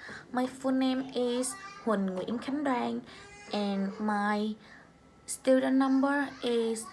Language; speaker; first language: English; non-native, learner; Vietnamese